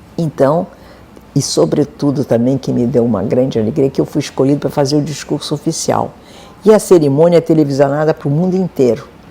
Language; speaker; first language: Portuguese; native; Portuguese